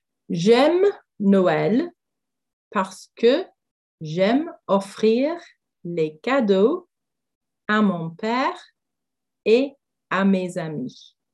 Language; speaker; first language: French; non-native, fluent; English